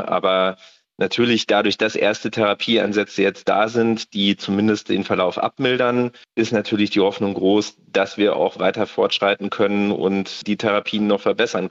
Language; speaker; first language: German; native; German